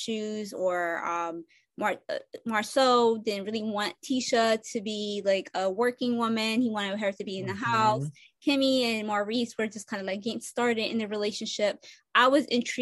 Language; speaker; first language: English; non-native, fluent; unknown